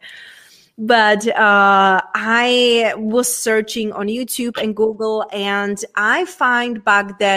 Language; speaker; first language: English; non-native, fluent; Czech